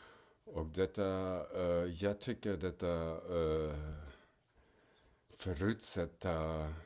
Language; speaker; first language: Swedish; non-native, fluent; German